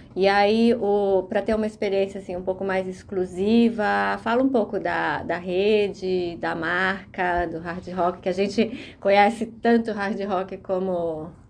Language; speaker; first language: Portuguese; native; Portuguese